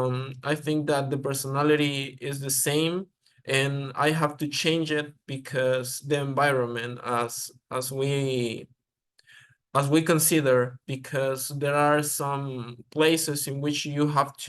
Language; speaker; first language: English; non-native, learner; Spanish